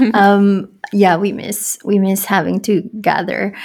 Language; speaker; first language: English; non-native, local second language; Filipino